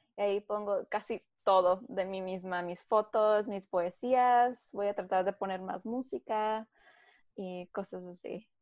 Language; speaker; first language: Spanish; early bilingual, heritage; Spanish